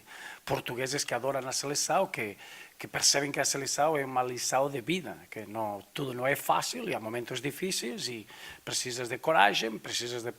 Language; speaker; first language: Portuguese; non-native, fluent; Spanish